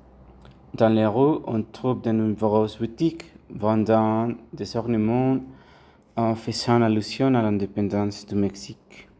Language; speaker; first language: French; non-native, learner; Spanish